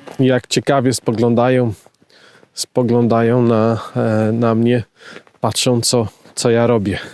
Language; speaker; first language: Polish; native; Polish